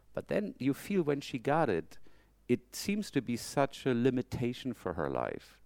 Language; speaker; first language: English; non-native, fluent; German